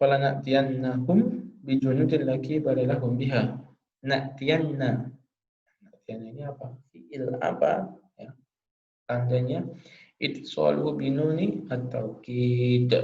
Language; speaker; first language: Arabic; non-native, fluent; Indonesian